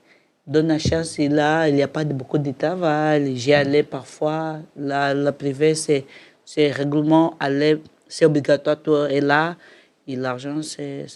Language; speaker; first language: French; non-native, learner; Portuguese